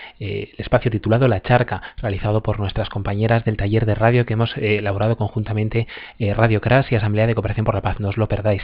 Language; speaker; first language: Spanish; native; Spanish